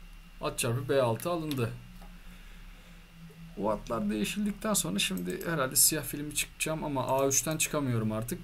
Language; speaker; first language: Turkish; native; Turkish